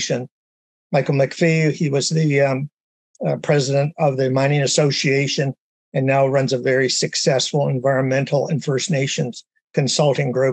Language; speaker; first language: English; native; English